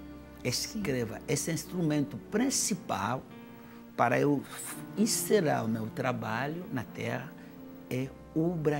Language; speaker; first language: Portuguese; non-native, fluent; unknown